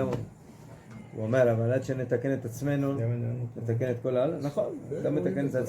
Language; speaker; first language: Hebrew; non-native, fluent; Spanish